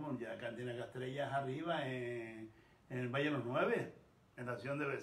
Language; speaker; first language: Spanish; native; Spanish